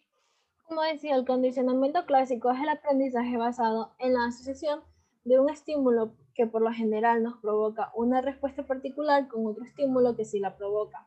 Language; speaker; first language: Spanish; native; Spanish